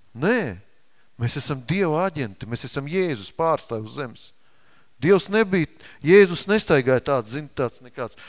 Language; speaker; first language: Latvian; non-native, local second language; Russian